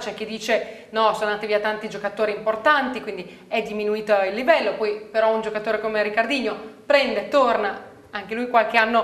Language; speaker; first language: Italian; native; Italian